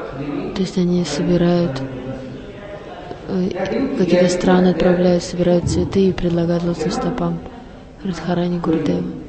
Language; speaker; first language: Russian; non-native, learner; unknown